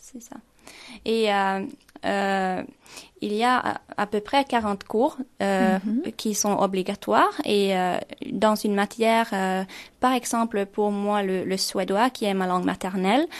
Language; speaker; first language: French; non-native, fluent; Swedish